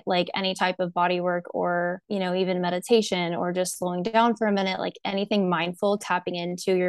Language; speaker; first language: English; native; English